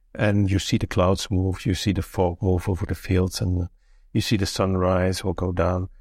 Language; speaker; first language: English; non-native, fluent; Dutch